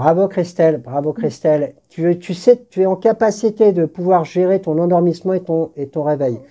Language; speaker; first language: French; native; French